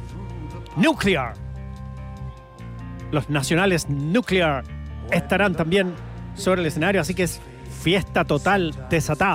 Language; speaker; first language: Spanish; native; Spanish